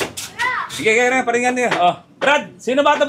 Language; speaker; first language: Filipino; native; Filipino